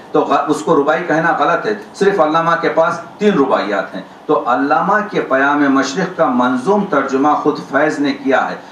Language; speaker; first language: Urdu; native; Urdu